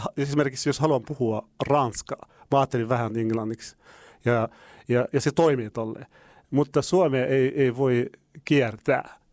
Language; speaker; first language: Finnish; non-native, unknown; Arabic